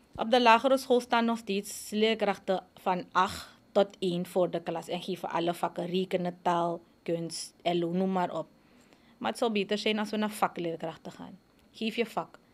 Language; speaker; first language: Dutch; native; Dutch